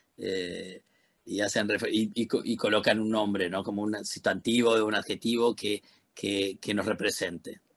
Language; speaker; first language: Spanish; native; Spanish